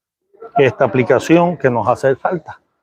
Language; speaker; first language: Spanish; native; Spanish